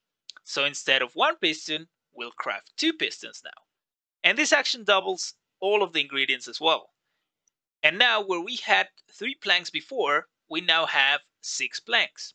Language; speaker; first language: English; non-native, fluent; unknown